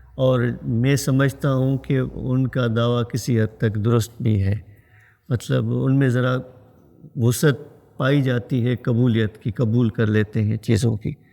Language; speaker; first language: Urdu; non-native, local second language; Sindhi